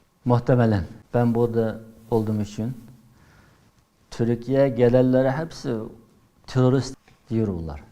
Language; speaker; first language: Turkish; non-native, learner; Uyghur